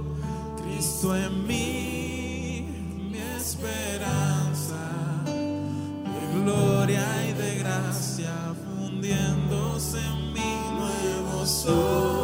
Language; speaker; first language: Spanish; native; Spanish